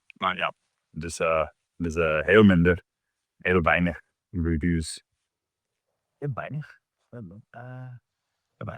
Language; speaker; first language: Dutch; non-native, learner; English